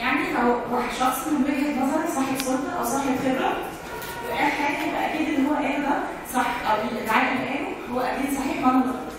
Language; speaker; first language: Arabic; native; Arabic